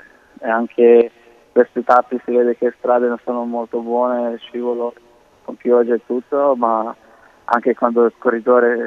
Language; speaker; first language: Italian; non-native, learner; Croatian